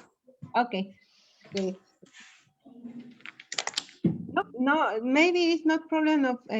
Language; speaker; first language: English; non-native, learner; Spanish